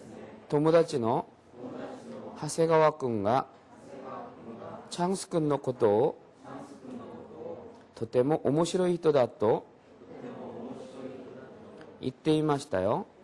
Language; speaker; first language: Japanese; non-native, local second language; Korean